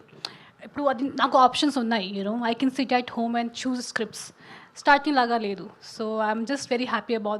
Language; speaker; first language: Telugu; non-native, fluent; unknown